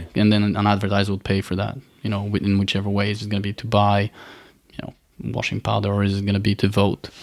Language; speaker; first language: English; non-native, fluent; Bulgarian